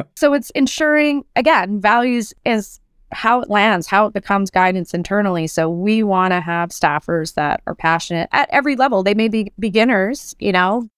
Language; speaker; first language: English; native; English